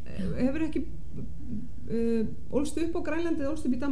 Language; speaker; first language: Icelandic; native; Icelandic